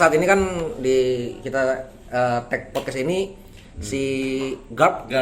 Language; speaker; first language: Indonesian; native; Indonesian